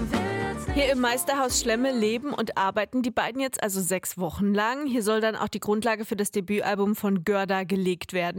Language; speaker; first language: German; native; German